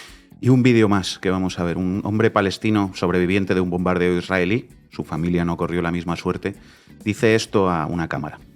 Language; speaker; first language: Spanish; native; Spanish